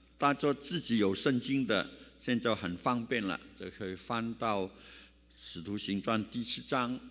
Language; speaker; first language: Chinese; non-native, local second language; Cantonese